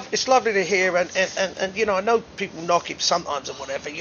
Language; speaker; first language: English; native; English